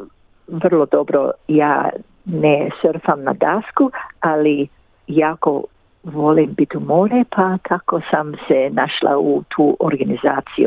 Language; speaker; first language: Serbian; early bilingual, heritage; English